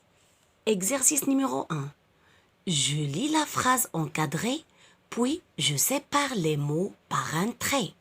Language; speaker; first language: French; non-native, local second language; Arabic